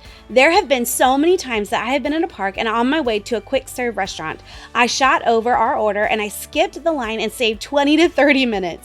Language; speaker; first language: English; native; English